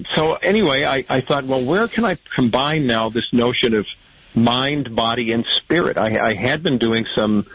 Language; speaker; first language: English; native; English